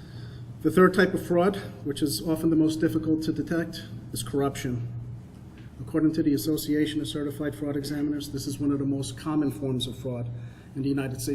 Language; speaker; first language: English; native; English